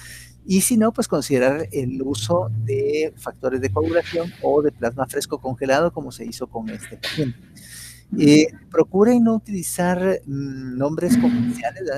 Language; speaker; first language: Spanish; native; Spanish